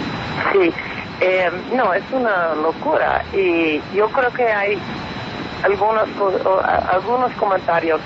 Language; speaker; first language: Spanish; non-native, fluent; English